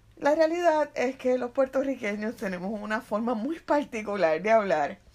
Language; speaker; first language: Spanish; native; Spanish